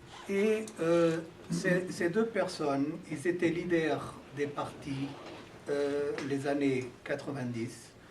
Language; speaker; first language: French; non-native, fluent; Portuguese